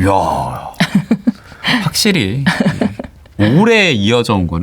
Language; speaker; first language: Korean; native; Korean